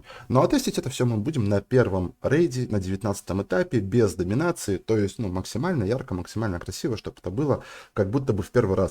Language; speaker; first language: Russian; native; Russian